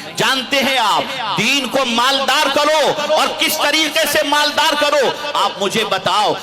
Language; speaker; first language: Urdu; native; Urdu